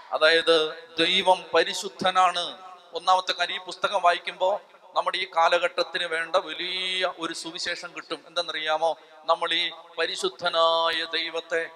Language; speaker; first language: Malayalam; native; Malayalam